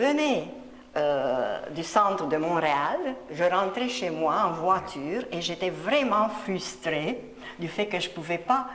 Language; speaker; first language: French; non-native, fluent; Romanian